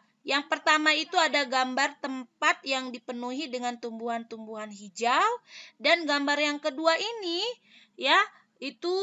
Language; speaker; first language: Indonesian; native; Indonesian